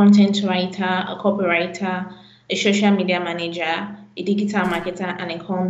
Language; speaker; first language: English; non-native, local second language; Yoruba